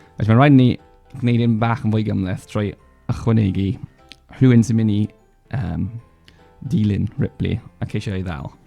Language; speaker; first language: Welsh; non-native, local second language; English